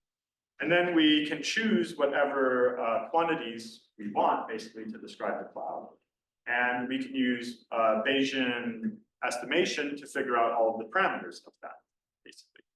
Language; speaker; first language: English; native; English